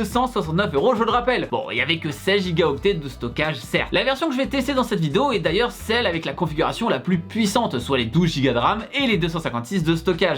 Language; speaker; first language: French; native; French